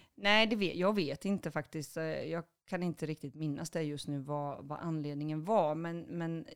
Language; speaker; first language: Swedish; native; Swedish